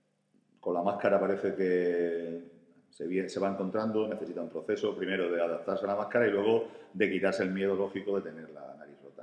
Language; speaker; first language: Spanish; native; Spanish